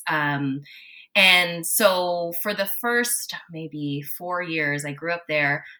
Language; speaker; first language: English; native; English